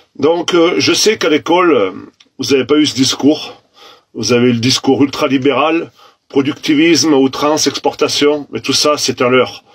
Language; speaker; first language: French; native; French